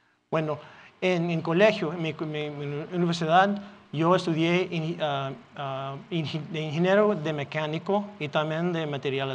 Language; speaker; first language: Spanish; non-native, learner; English